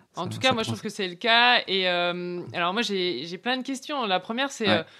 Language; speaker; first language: French; native; French